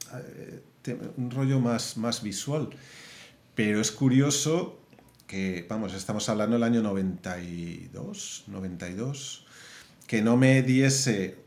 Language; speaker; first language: Spanish; native; Spanish